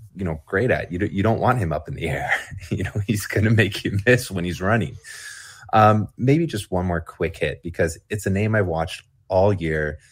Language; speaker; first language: English; native; English